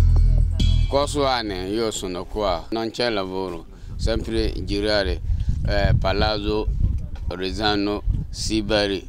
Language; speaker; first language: Italian; non-native, learner; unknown